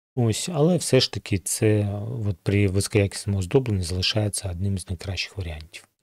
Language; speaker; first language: Ukrainian; non-native, local second language; Russian